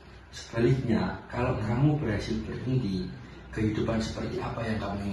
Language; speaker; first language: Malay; non-native, fluent; Indonesian